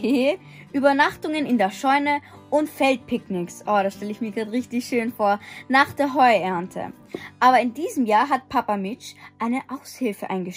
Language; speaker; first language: German; native; German